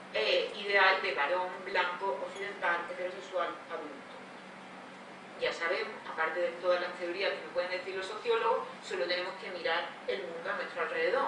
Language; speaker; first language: Spanish; native; Spanish